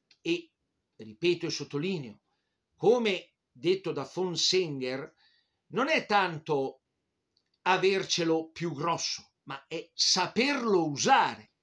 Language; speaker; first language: Italian; native; Italian